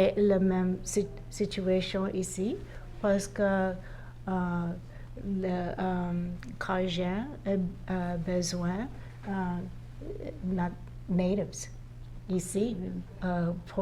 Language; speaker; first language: French; non-native, learner; English